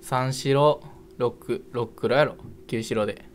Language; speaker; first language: Japanese; native; Japanese